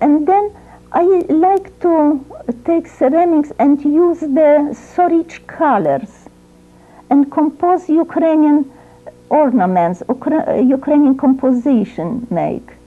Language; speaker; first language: English; non-native, learner; Ukrainian